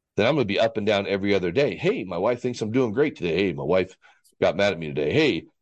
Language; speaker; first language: English; native; English